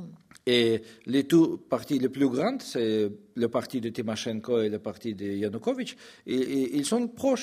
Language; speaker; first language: French; non-native, fluent; Russian